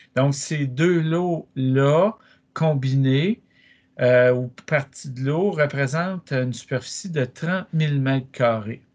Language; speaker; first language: French; native; French